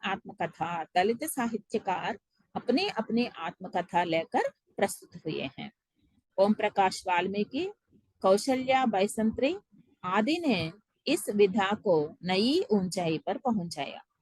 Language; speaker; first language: Hindi; non-native, local second language; Telugu